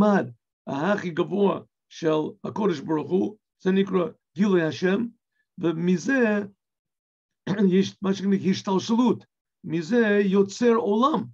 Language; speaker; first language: Hebrew; non-native, fluent; English